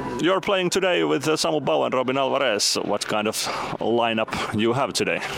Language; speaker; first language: English; non-native, fluent; Finnish